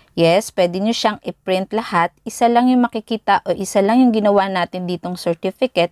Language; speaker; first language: Filipino; native; Filipino